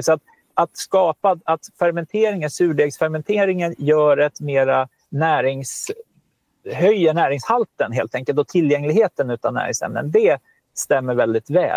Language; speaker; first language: Swedish; native; Swedish